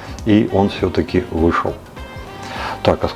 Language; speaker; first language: Russian; native; Russian